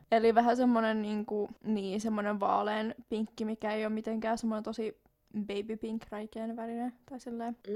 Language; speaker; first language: Finnish; non-native, local second language; Swedish